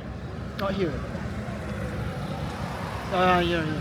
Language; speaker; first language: English; non-native, learner; Korean